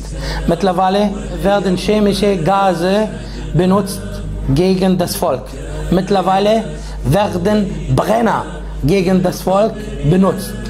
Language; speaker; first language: German; non-native, fluent; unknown